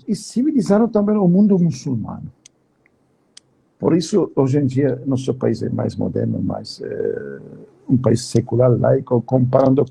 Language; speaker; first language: Portuguese; non-native, fluent; Turkish